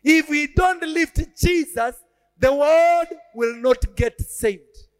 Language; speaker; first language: English; non-native, local second language; Swahili